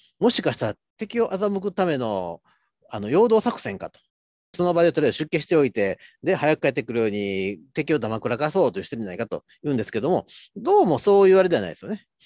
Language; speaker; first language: Japanese; native; Japanese